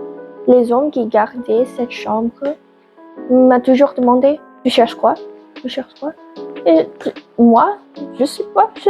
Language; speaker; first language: French; non-native, learner; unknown